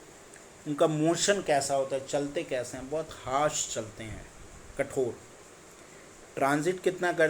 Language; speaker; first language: Hindi; native; Hindi